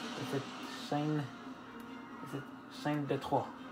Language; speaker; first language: French; native; French